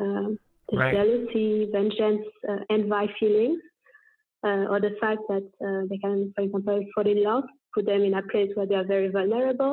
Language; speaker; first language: English; non-native, fluent; French